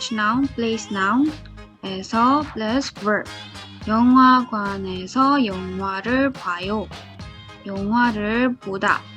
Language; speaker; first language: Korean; non-native, fluent; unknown